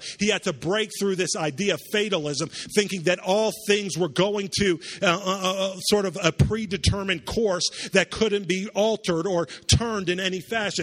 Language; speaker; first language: English; native; English